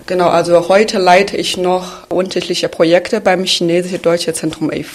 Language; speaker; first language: German; non-native, fluent; Chinese